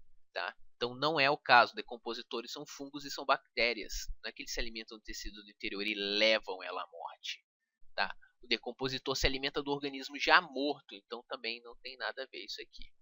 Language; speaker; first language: Portuguese; native; Portuguese